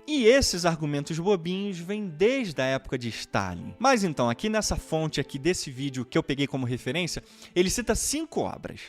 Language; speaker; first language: Portuguese; native; Portuguese